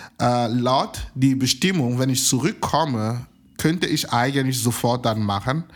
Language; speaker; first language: German; non-native, fluent; French